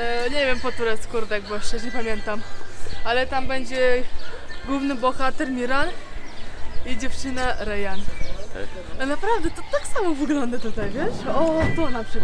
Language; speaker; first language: Polish; non-native, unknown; Uzbek